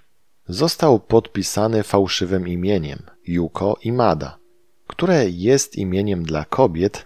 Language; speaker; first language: Polish; native; Polish